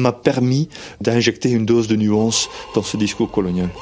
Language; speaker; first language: French; non-native, fluent; Dutch